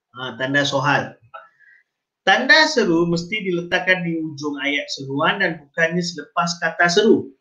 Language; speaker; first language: Malay; non-native, local second language; Tamil